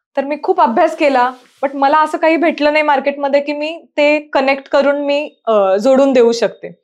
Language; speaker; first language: Marathi; non-native, local second language; Urdu